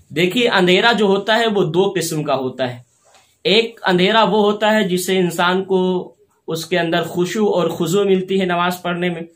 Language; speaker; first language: Urdu; native; Urdu